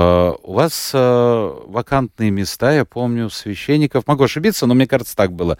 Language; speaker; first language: Russian; native; Russian